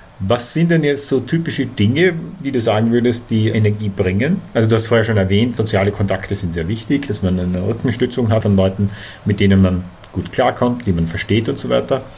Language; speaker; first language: German; native; German